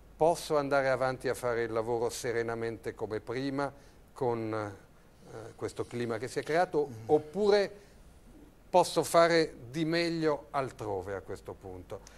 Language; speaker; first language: Italian; early bilingual, other home language; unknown